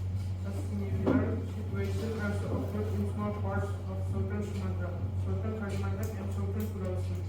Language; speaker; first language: English; non-native, learner; Indonesian